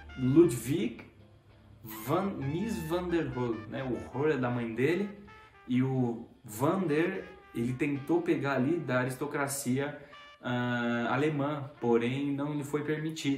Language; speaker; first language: Portuguese; native; Portuguese